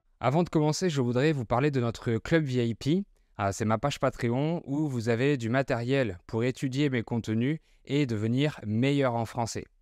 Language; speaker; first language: French; native; French